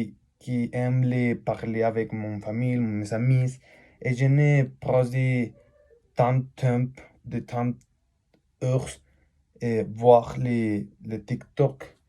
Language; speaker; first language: French; non-native, learner; Spanish